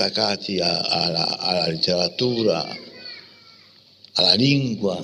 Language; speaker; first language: Italian; non-native, fluent; Polish